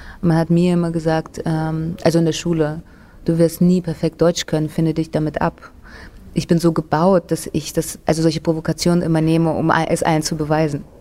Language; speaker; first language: German; early bilingual, other home language; Russian